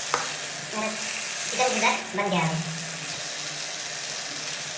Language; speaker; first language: Hindi; non-native, local second language; Manipuri